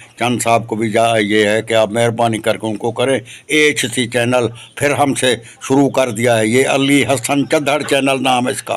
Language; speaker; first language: Urdu; non-native, local second language; Sindhi